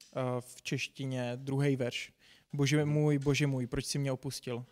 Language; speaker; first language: Czech; non-native, fluent; English